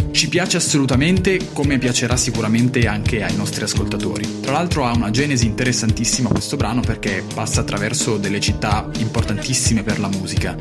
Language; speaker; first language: Italian; native; Italian